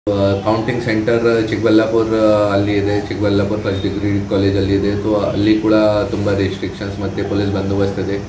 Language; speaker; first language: Kannada; non-native, fluent; Hindi